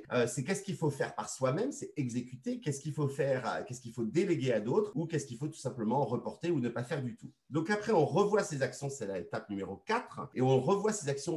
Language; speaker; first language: French; native; French